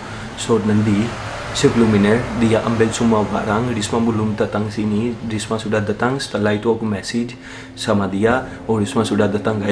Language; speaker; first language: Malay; non-native, learner; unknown